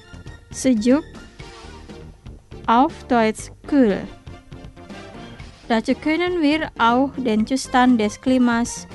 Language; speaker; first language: German; non-native, fluent; Indonesian